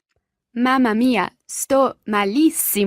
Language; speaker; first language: Italian; non-native, learner; English